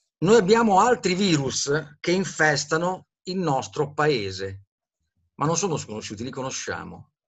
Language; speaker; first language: Italian; native; Italian